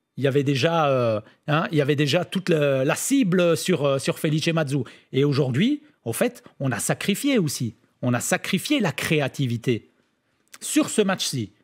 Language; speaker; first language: French; native; French